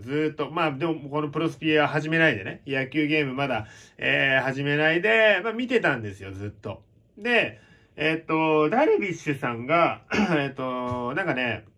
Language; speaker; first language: Japanese; native; Japanese